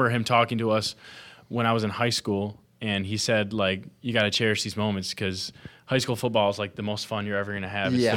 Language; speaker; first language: English; native; English